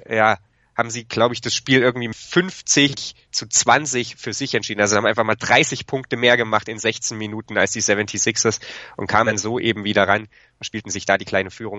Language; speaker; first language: German; native; German